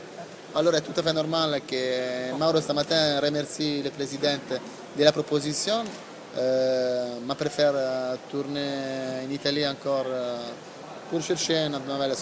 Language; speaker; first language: French; non-native, learner; Italian